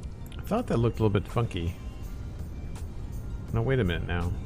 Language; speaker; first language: English; native; English